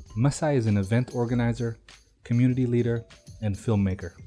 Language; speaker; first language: English; non-native, fluent; Amharic